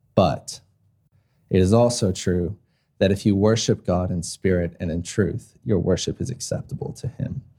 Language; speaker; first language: English; native; English